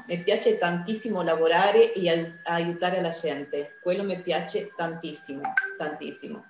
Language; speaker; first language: Italian; non-native, fluent; Spanish